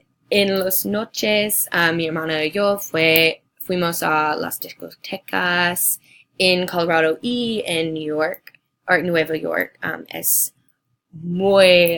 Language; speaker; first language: Spanish; non-native, learner; English